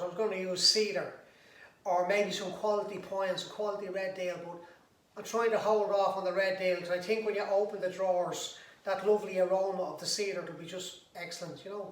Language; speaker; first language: English; native; English